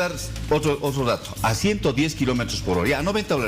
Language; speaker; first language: Spanish; native; Spanish